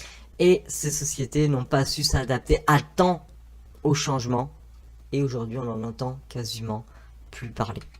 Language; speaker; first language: French; native; French